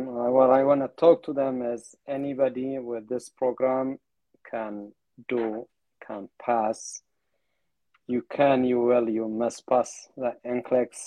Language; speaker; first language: English; non-native, fluent; Amharic